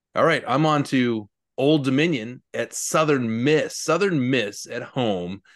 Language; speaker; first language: English; native; English